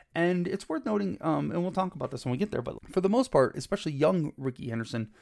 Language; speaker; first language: English; native; English